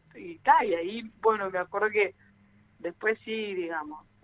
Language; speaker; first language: Spanish; early bilingual, other home language; Portuguese